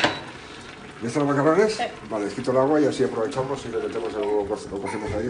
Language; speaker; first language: Spanish; native; Spanish